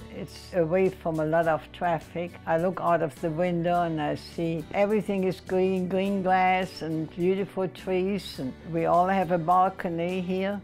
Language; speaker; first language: English; non-native, fluent; German